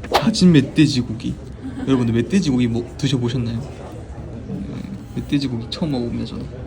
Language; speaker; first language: Korean; native; Korean